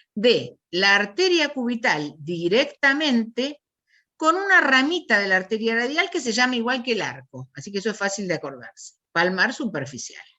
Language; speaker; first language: Spanish; native; Spanish